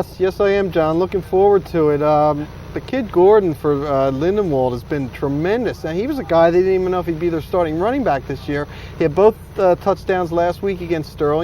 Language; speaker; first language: English; native; English